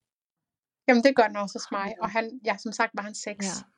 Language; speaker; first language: Danish; native; Danish